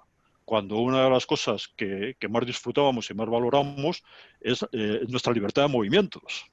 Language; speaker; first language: Spanish; native; Spanish